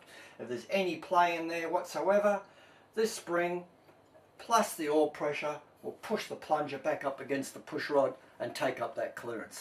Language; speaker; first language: English; native; English